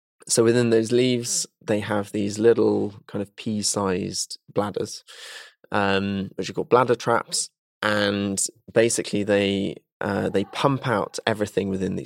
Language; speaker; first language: English; native; English